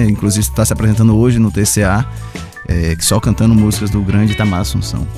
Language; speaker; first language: Portuguese; native; Portuguese